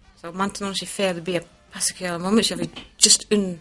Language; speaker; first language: French; non-native, learner; English